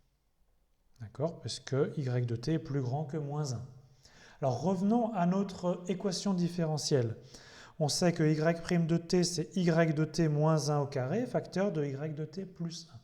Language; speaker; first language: French; native; French